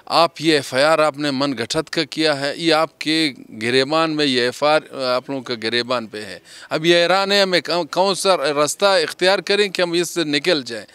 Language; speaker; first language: Urdu; non-native, local second language; Baluchi